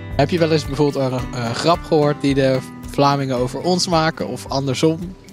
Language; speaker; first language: Dutch; native; Dutch